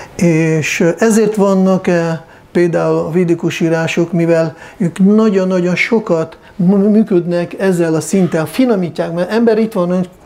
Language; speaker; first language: Hungarian; non-native, fluent; Russian